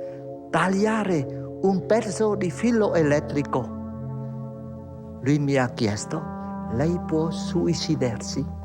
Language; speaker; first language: Italian; non-native, fluent; Vietnamese